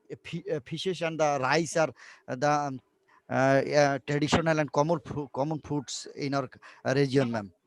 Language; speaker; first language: English; non-native, local second language; Bangla